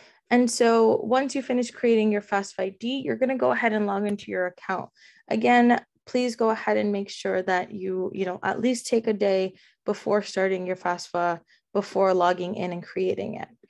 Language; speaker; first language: English; early bilingual, other home language; Spanish